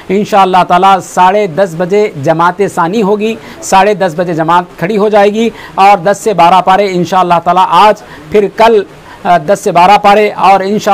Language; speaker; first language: Hindi; non-native, local second language; Urdu